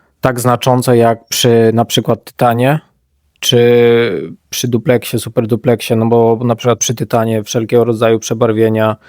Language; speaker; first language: Polish; native; Polish